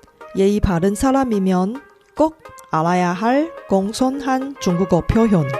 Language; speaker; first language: Korean; non-native, fluent; Chinese